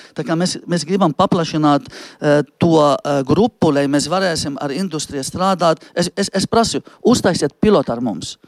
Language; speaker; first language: Latvian; non-native, fluent; Arabic